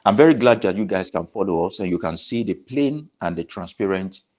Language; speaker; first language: English; non-native, local second language; Yoruba